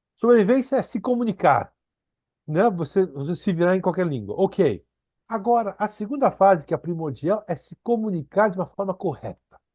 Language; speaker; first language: Portuguese; early bilingual, other home language; Korean